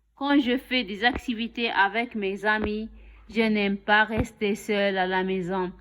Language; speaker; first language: French; non-native, local second language; Arabic